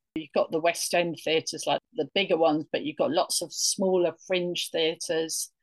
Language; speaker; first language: English; native; English